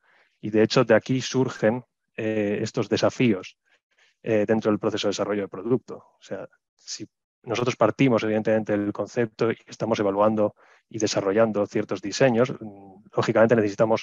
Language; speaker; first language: Spanish; native; Spanish